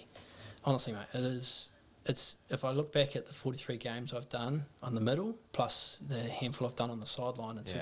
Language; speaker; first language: English; native; English